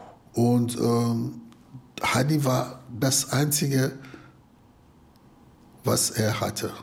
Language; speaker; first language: German; non-native, fluent; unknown